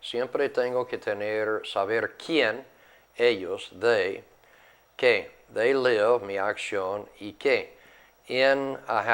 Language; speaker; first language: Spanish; non-native, fluent; English